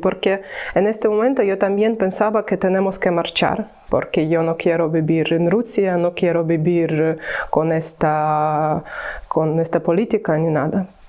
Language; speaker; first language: Spanish; non-native, learner; Ukrainian